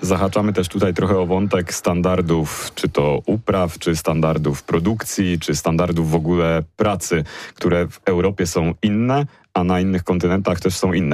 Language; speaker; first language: Polish; native; Polish